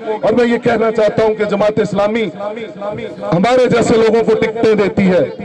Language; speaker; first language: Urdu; non-native, local second language; Punjabi